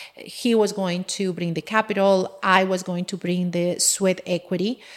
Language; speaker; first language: English; non-native, fluent; Spanish